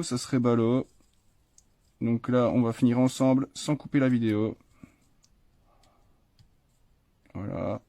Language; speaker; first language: French; native; French